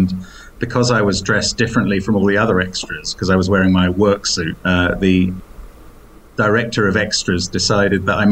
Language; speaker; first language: English; native; English